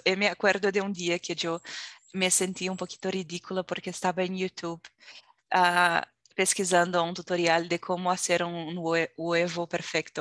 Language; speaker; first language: Spanish; non-native, fluent; Portuguese